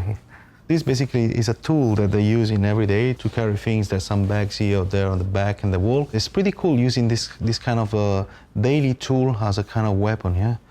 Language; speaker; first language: English; non-native, fluent; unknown